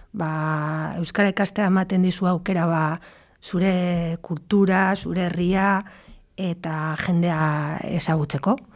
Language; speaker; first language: Basque; non-native, local second language; Spanish